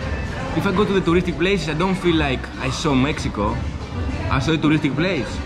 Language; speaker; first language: English; non-native, fluent; Greek